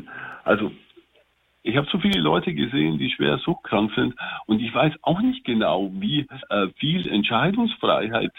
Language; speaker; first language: German; native; German